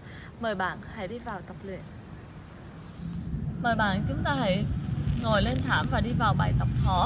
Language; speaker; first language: Vietnamese; native; Vietnamese